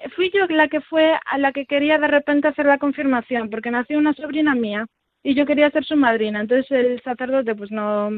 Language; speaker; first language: Spanish; native; Spanish